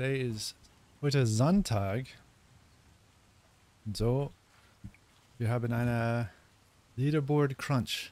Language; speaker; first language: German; non-native, learner; English